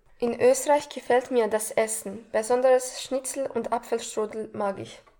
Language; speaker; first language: German; non-native, learner; Bosnian